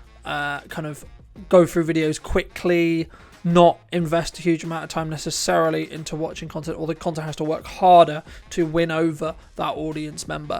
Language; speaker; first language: English; native; English